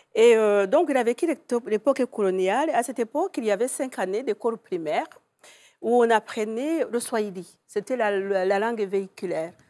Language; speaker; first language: French; non-native, local second language; Kinyarwanda